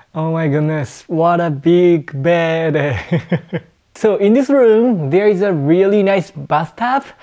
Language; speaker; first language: English; non-native, fluent; Japanese